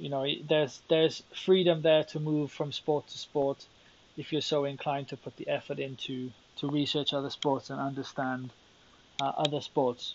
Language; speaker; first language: English; native; English